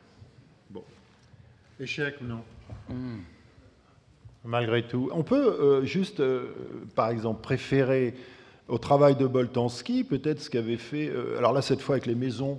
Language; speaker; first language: French; native; French